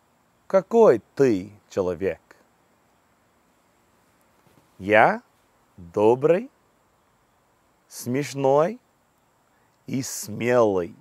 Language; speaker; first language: Russian; non-native, fluent; English